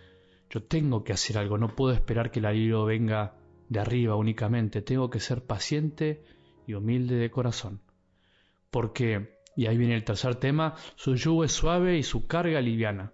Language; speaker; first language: Spanish; native; Spanish